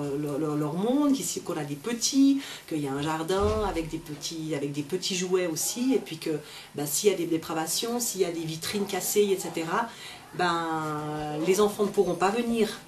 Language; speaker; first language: French; native; French